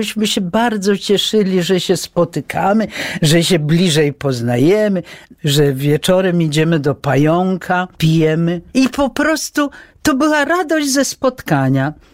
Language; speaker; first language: Polish; early bilingual, heritage; Polish